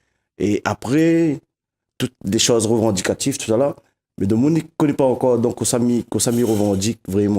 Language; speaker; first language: French; non-native, local second language; Réunion Creole French